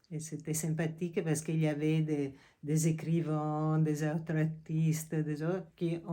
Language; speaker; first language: French; non-native, fluent; Italian